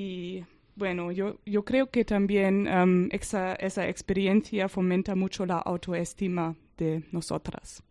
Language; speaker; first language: Spanish; non-native, fluent; German